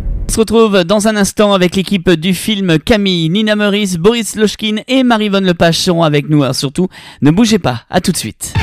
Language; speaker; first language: French; native; French